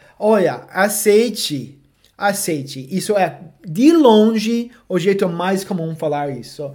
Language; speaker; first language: Portuguese; non-native, fluent; English